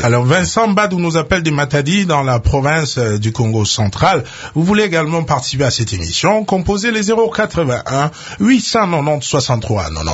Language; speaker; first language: French; non-native, local second language; Lingala